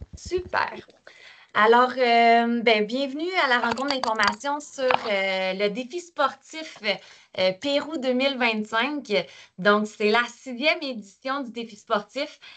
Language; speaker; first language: French; native; French